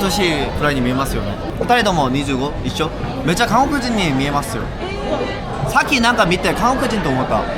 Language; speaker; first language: Japanese; non-native, learner; Korean